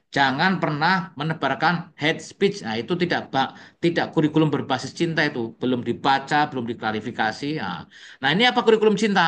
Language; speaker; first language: Indonesian; native; Indonesian